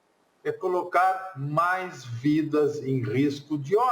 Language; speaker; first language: Portuguese; native; Portuguese